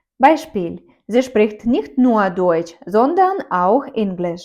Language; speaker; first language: German; non-native, fluent; Ukrainian